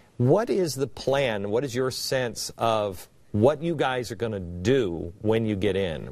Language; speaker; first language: English; native; English